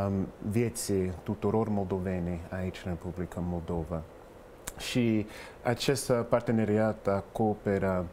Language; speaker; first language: Romanian; non-native, fluent; English